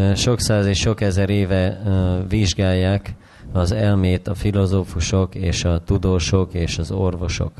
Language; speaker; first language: Hungarian; native; Hungarian